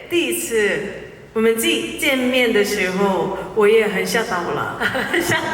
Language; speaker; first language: Chinese; non-native, learner; Korean